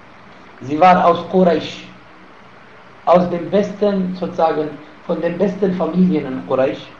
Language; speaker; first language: German; non-native, fluent; Arabic